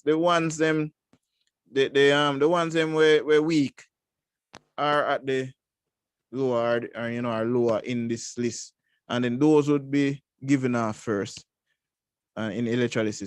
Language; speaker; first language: English; native; English